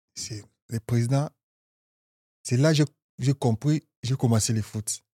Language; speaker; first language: French; non-native, local second language; Lingala